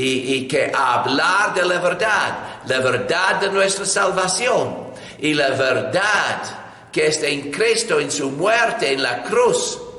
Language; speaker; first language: Spanish; non-native, learner; English